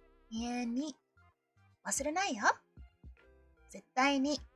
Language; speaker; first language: Japanese; non-native, learner; English